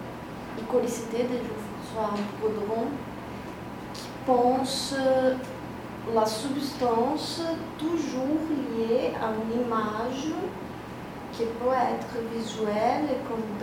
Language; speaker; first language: French; non-native, fluent; Portuguese